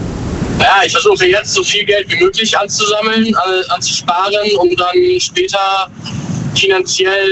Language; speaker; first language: German; native; German